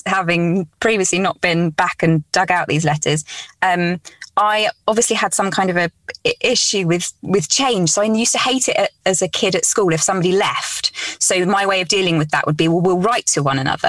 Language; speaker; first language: English; native; English